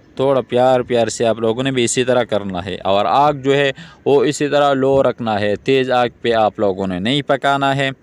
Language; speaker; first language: Urdu; non-native, local second language; Pashto